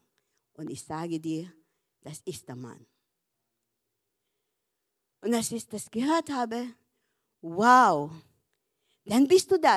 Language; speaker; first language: German; non-native, learner; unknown